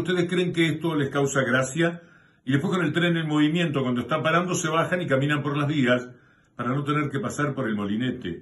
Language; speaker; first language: Spanish; native; Spanish